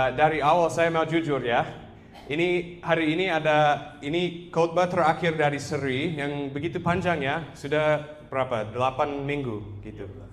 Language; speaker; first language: Indonesian; non-native, fluent; English